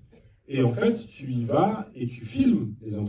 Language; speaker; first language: French; native; French